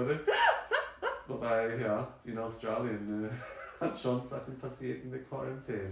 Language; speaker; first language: German; non-native, fluent; French